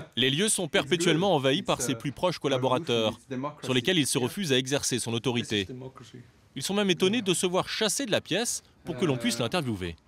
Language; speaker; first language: French; native; French